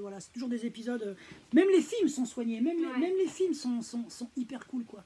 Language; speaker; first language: French; native; French